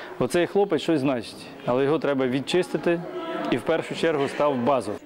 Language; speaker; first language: Ukrainian; native; Ukrainian